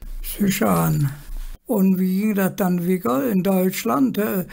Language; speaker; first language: German; native; German